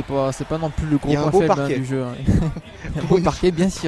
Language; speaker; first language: French; native; French